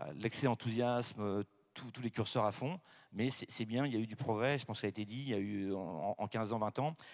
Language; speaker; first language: French; native; French